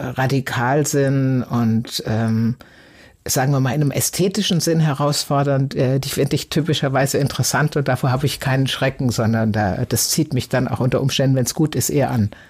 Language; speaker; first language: German; native; German